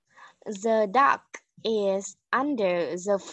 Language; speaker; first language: English; non-native, learner; Vietnamese